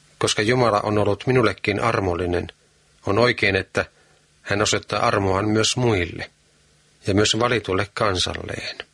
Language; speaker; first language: Finnish; native; Finnish